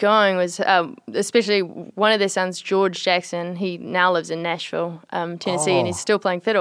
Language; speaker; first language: English; native; English